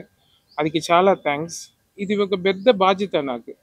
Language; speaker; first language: Telugu; non-native, local second language; Tamil